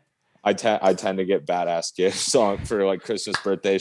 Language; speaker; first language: English; native; English